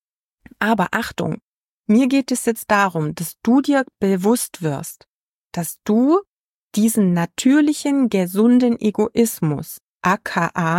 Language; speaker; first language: German; native; German